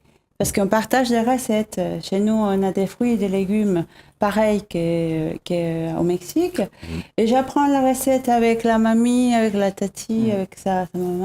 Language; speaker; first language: French; non-native, fluent; Spanish